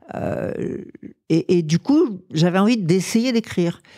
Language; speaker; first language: French; native; French